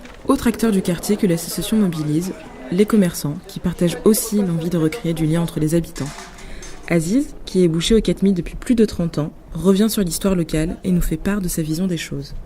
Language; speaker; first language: French; native; French